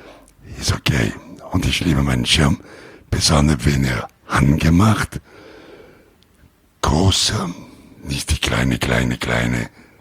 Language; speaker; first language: German; non-native, learner; Italian